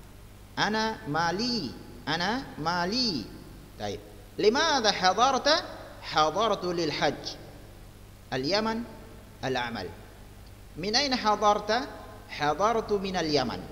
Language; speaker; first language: Arabic; non-native, fluent; Indonesian